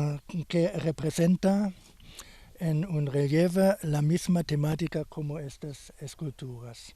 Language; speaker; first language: Spanish; non-native, fluent; German